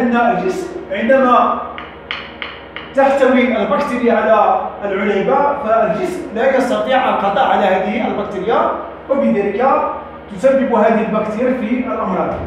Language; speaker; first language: Arabic; native; Arabic